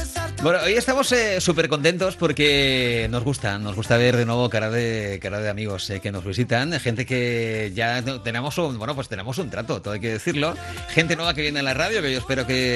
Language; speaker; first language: Spanish; native; Spanish